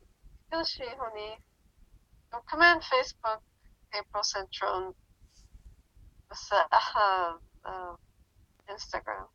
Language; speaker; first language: Arabic; early bilingual, heritage; English